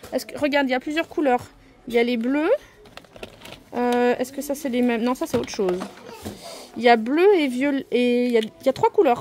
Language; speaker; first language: French; native; French